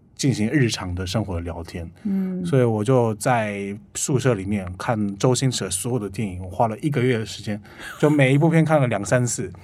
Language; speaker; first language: Chinese; non-native, fluent; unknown